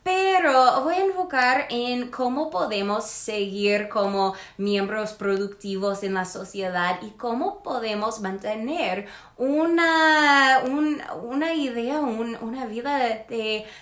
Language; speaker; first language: Spanish; non-native, fluent; English